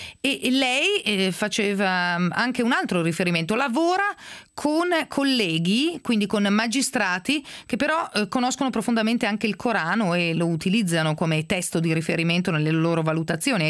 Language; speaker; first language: Italian; native; Italian